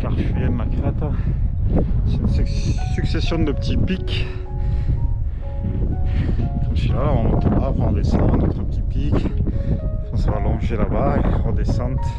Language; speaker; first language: French; native; French